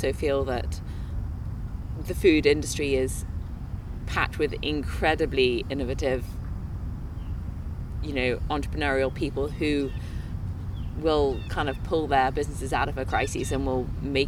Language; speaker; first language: English; native; English